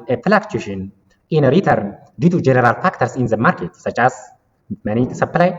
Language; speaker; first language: English; non-native, local second language; Amharic